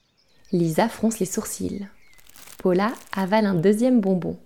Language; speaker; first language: French; native; French